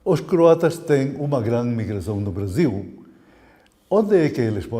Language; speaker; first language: Portuguese; non-native, fluent; Croatian